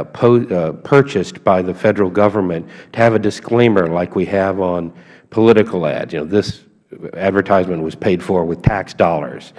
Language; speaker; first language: English; native; English